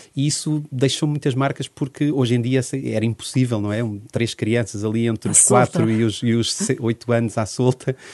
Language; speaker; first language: Portuguese; native; Portuguese